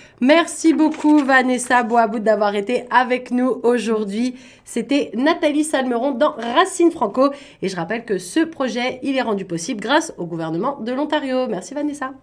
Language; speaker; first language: French; native; French